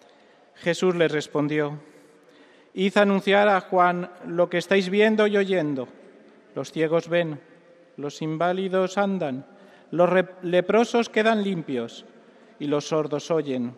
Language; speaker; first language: Spanish; native; Spanish